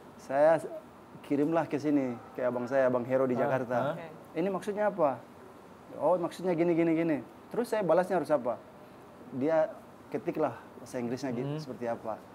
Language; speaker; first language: Indonesian; native; Indonesian